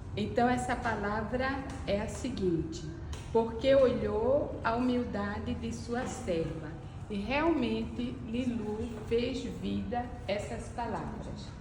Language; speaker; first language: Portuguese; native; Portuguese